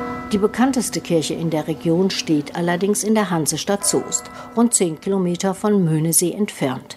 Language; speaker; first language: German; native; German